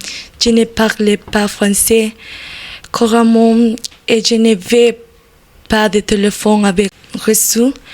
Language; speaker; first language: French; non-native, learner; Spanish